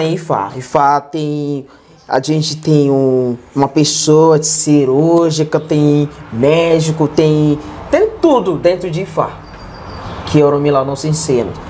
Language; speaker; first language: Portuguese; non-native, learner; Yoruba